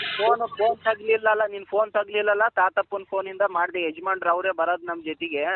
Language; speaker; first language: Kannada; native; Kannada